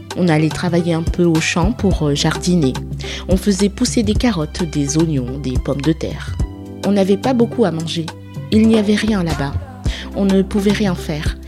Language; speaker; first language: French; non-native, learner; Soninke